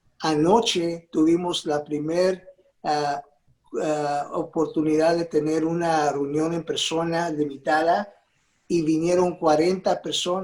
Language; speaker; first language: Spanish; early bilingual, heritage; Spanish